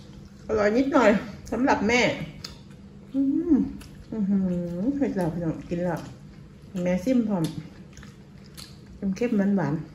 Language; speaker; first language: Thai; non-native, local second language; Lao